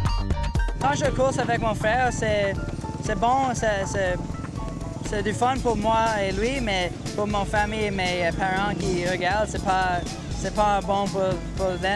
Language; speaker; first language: French; non-native, learner; English